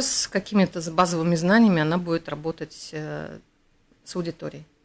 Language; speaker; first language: Russian; native; Russian